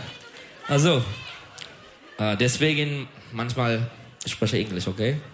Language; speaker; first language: German; non-native, learner; Turkish